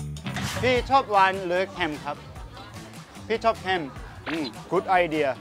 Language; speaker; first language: Thai; non-native, fluent; Korean